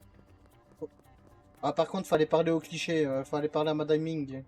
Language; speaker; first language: French; native; French